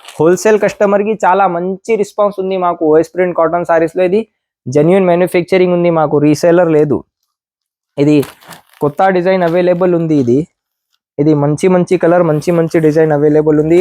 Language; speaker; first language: Telugu; non-native, local second language; Urdu